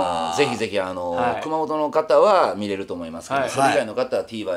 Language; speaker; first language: Japanese; native; Japanese